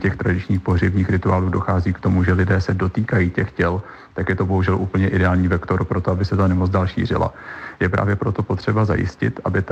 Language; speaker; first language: Czech; native; Czech